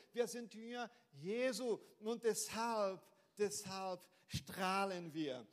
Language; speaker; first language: German; non-native, fluent; Portuguese